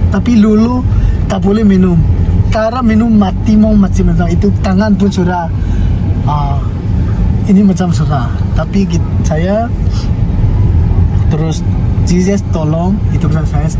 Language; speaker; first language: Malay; non-native, learner; Tedim Chin